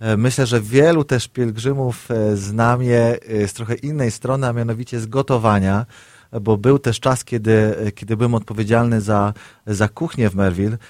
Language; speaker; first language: Polish; native; Polish